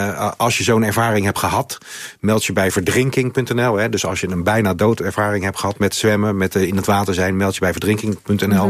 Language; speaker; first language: Dutch; native; Dutch